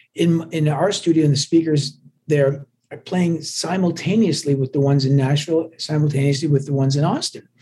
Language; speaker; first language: English; native; English